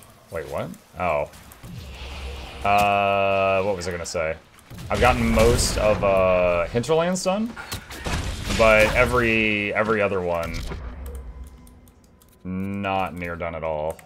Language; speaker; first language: English; native; English